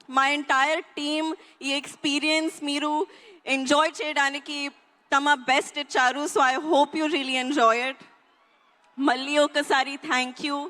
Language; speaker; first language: Telugu; non-native, learner; Hindi